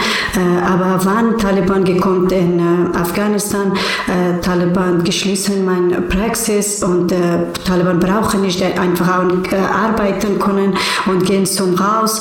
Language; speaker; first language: German; non-native, learner; Persian